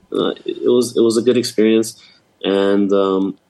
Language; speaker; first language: English; native; English